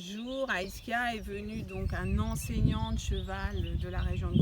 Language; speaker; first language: French; native; French